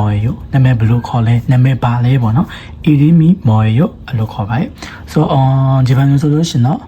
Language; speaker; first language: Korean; non-native, learner; Burmese